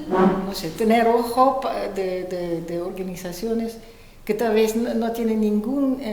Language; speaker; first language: Spanish; non-native, fluent; Dutch